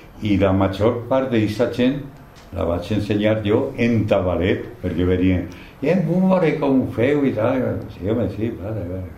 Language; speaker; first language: Catalan; non-native, local second language; Spanish